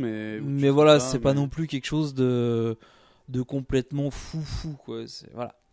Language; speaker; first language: French; native; French